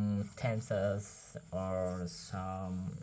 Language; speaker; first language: English; non-native, learner; Indonesian